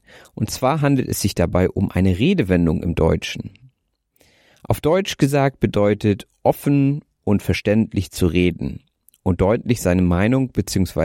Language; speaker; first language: German; native; German